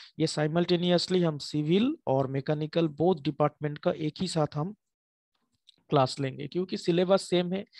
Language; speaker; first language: Hindi; non-native, local second language; Bangla